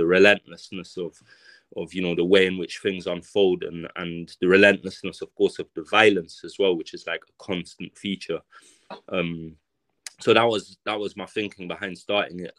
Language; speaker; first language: English; native; English